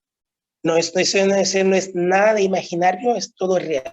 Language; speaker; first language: Spanish; non-native, local second language; Haitian Creole